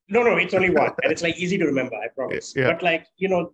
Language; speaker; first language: English; non-native, local second language; Tamil